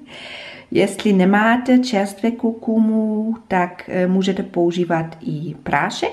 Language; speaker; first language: Czech; non-native, fluent; German